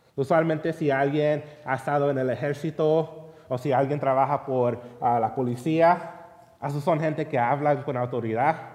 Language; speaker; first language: Spanish; early bilingual, heritage; Spanish